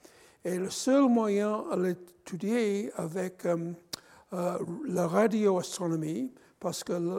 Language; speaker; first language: French; non-native, fluent; English